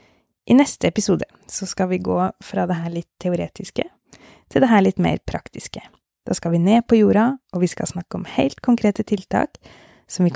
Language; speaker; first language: Norwegian; native; Norwegian